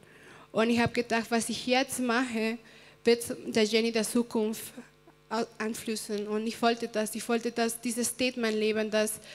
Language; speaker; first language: German; non-native, fluent; Spanish